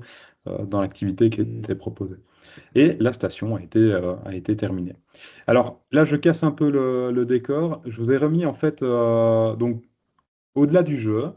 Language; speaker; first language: French; native; French